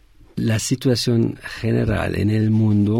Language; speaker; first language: Spanish; non-native, fluent; German